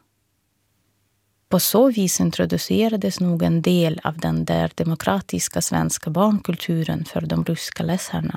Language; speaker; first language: Swedish; non-native, fluent; Russian